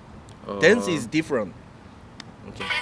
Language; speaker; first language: English; non-native, learner; Korean